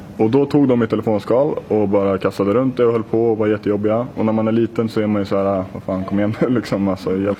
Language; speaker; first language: Swedish; native; Swedish